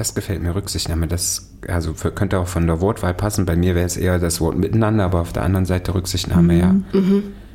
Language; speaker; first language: German; native; German